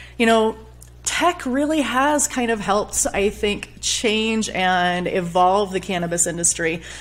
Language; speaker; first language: English; native; English